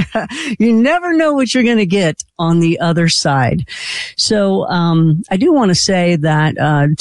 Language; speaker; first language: English; native; English